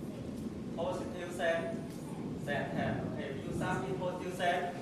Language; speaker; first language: English; non-native, learner; Khmer